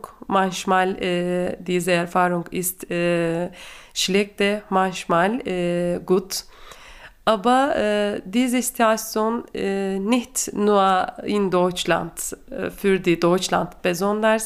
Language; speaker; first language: German; non-native, learner; Turkish